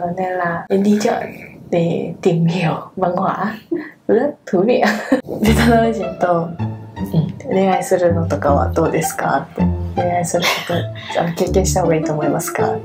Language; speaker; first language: Vietnamese; non-native, learner; Japanese